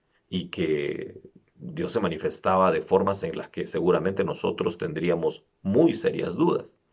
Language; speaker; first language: Spanish; native; Spanish